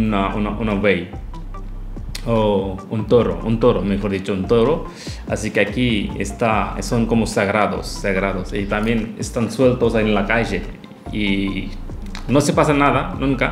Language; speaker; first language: Spanish; non-native, learner; Hindi